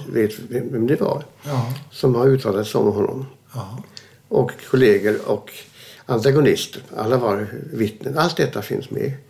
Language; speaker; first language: Swedish; early bilingual, other home language; German